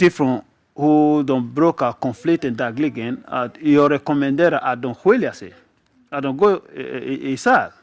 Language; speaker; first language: Swedish; non-native, fluent; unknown